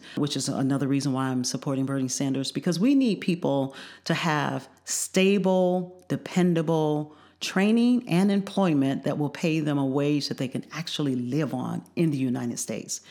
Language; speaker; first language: English; native; English